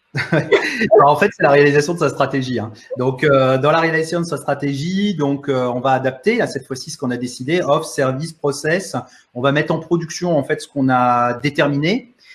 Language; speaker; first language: French; native; French